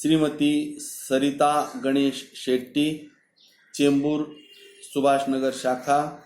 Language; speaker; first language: Hindi; non-native, local second language; Marathi